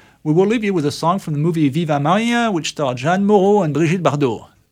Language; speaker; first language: English; non-native, fluent; French